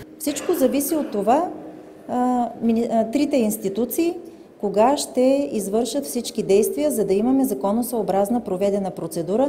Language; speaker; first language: Bulgarian; native; Bulgarian